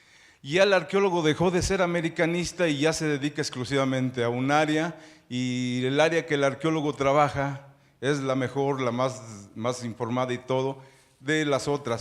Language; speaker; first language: Spanish; native; Spanish